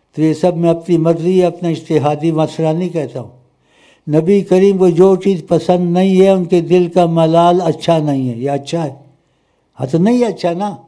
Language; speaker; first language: Urdu; non-native, local second language; Pashto